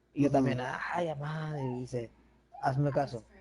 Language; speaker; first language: Spanish; early bilingual, heritage; Spanish